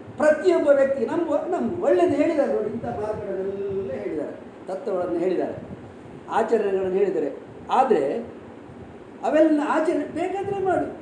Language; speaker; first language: Kannada; native; Kannada